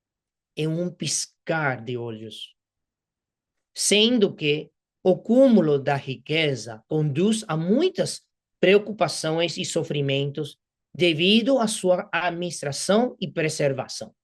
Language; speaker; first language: Portuguese; non-native, fluent; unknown